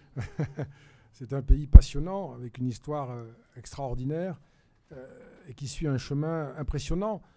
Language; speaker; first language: French; native; French